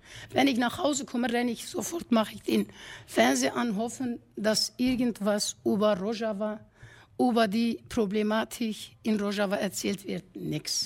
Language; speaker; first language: German; non-native, fluent; Kurdish